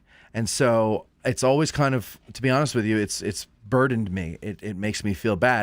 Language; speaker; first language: English; native; English